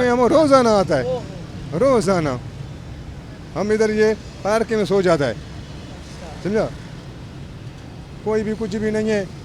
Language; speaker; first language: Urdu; non-native, local second language; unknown